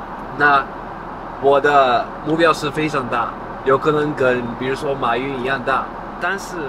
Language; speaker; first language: Chinese; non-native, fluent; Dutch